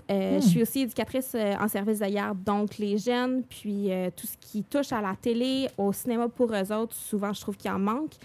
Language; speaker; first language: French; native; French